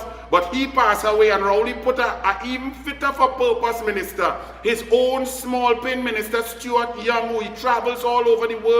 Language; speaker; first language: English; native; English